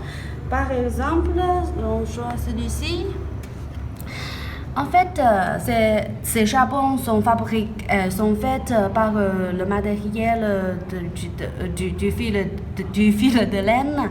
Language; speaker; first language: French; non-native, fluent; Chinese